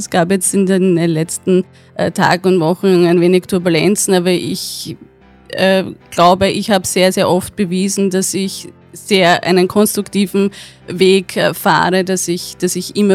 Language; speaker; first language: German; native; German